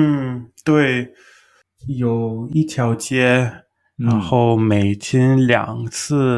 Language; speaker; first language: Chinese; non-native, learner; English